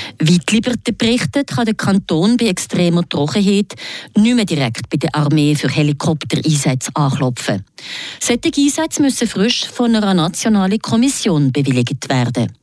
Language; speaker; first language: German; native; German